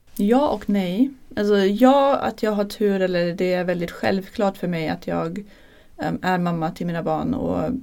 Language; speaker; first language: Swedish; non-native, fluent; German